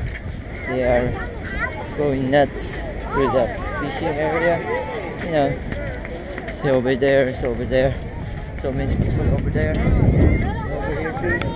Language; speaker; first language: English; non-native, local second language; Filipino